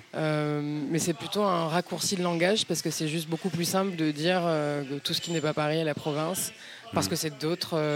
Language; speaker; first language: French; native; French